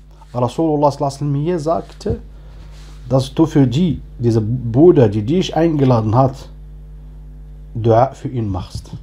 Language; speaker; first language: German; non-native, fluent; Arabic